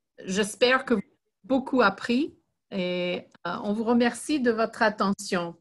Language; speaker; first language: French; non-native, fluent; English